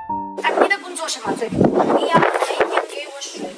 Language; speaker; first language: Chinese; non-native, learner; Ukrainian